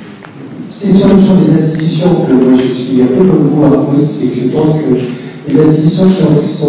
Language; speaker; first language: French; native; French